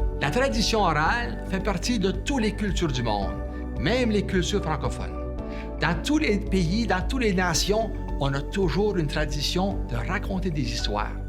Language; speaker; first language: French; native; French